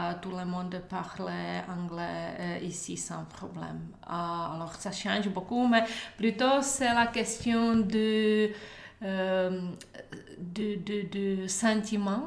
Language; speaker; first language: French; non-native, learner; Czech